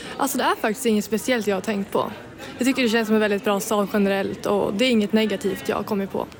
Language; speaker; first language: Swedish; native; Swedish